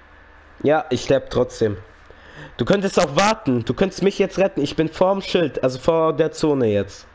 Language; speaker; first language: German; native; German